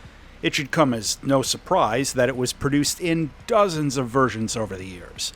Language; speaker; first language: English; native; English